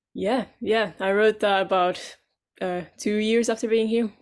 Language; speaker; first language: English; non-native, fluent; Portuguese